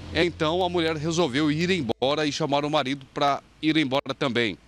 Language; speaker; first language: Portuguese; native; Portuguese